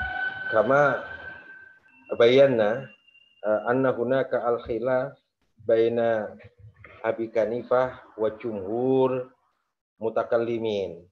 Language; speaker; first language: Arabic; non-native, fluent; Indonesian